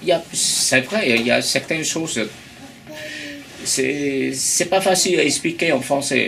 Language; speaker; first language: French; non-native, fluent; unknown